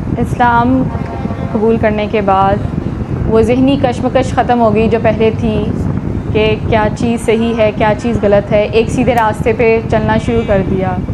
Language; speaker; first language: Urdu; native; Urdu